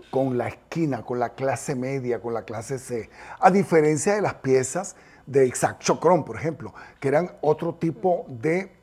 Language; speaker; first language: Spanish; native; Spanish